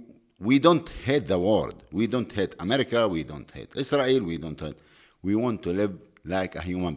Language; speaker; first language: English; non-native, learner; Arabic